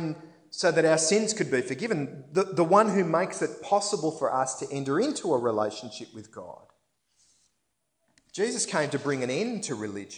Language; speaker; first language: English; native; English